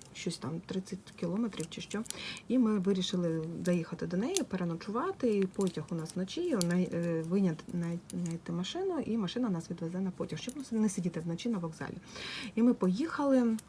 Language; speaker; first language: Ukrainian; native; Ukrainian